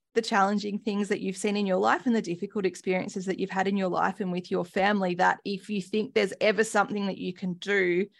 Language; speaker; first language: English; native; English